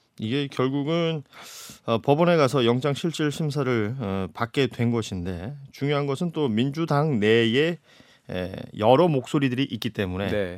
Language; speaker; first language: Korean; native; Korean